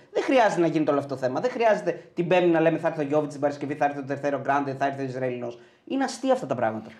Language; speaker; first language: Greek; native; Greek